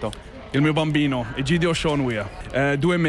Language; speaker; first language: Italian; non-native, fluent; English